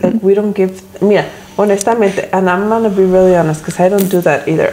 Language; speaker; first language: English; early bilingual, other home language; Spanish